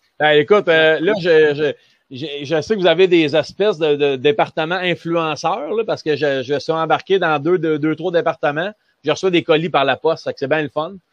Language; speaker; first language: French; native; French